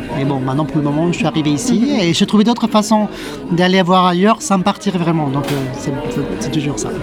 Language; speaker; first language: French; non-native, fluent; Spanish